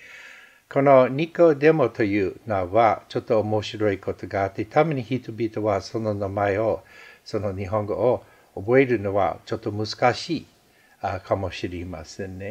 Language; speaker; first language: Japanese; non-native, fluent; English